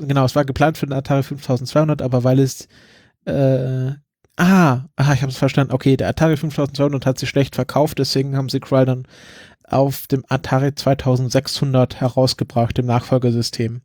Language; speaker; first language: German; native; German